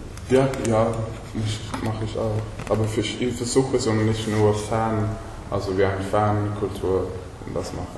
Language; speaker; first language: German; non-native, learner; Swedish